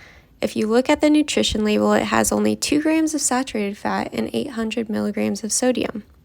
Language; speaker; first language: English; native; English